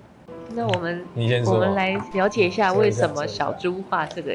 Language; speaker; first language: Chinese; native; Chinese